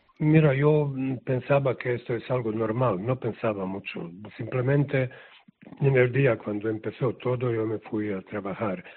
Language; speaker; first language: Spanish; non-native, fluent; Serbian